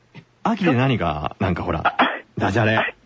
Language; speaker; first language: Japanese; native; Japanese